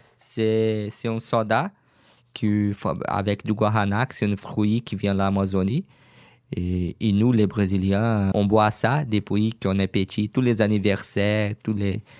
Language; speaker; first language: French; non-native, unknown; Portuguese